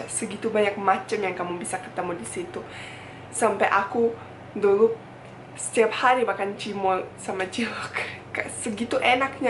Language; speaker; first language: Indonesian; non-native, fluent; Bosnian